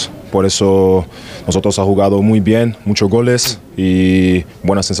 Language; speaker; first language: Spanish; non-native, learner; German